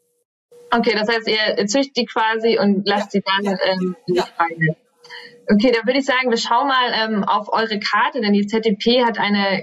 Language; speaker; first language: German; native; German